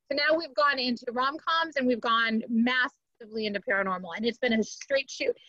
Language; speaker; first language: English; native; English